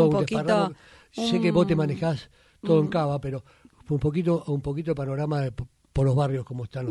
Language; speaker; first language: Spanish; native; Spanish